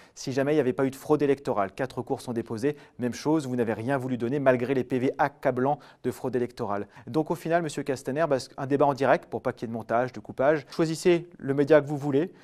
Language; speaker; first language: French; native; French